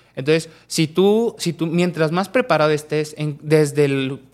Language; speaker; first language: Spanish; native; Spanish